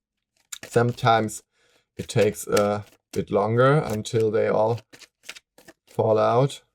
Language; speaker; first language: English; non-native, fluent; German